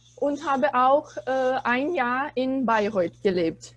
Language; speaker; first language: German; non-native, fluent; Portuguese